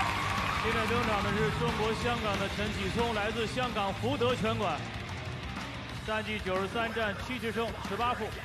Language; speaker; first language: Chinese; native; Chinese